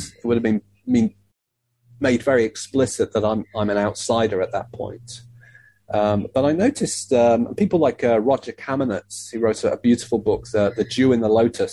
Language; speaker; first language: English; native; English